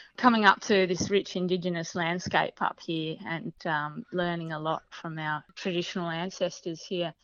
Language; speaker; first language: English; native; English